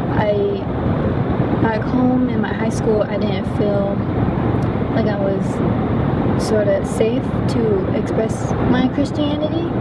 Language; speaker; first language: English; native; English